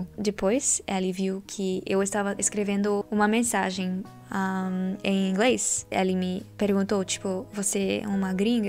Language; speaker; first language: Portuguese; non-native, learner; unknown